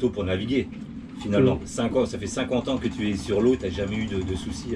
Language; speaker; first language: French; native; French